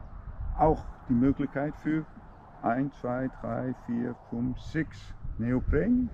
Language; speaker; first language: German; non-native, learner; Dutch